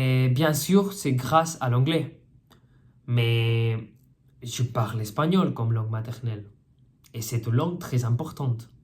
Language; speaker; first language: French; non-native, fluent; Spanish